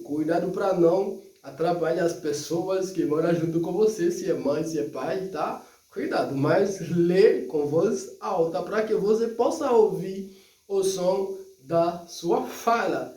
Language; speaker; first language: Portuguese; non-native, fluent; Haitian Creole